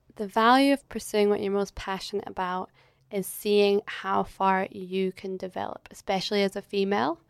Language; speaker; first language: English; native; English